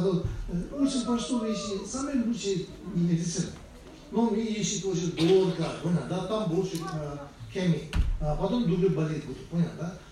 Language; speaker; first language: Russian; non-native, learner; Tibetan